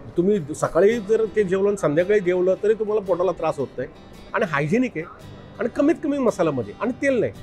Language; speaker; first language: Marathi; non-native, local second language; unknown